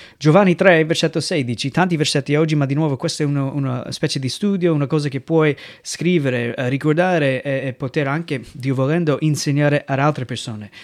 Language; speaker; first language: Italian; non-native, fluent; English